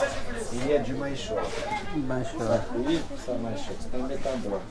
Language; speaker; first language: French; non-native, local second language; Arabic